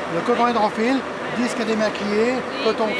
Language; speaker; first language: French; native; French